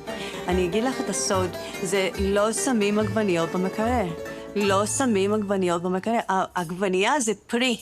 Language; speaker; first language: Hebrew; non-native, fluent; Greek